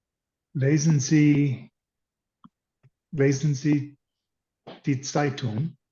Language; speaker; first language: German; non-native, learner; English